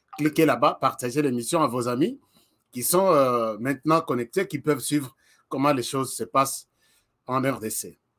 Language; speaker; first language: French; non-native, local second language; Lingala